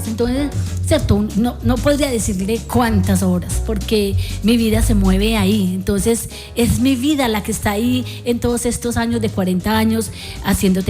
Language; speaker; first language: Spanish; native; Spanish